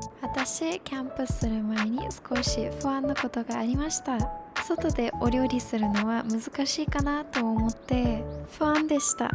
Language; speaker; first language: Japanese; non-native, fluent; English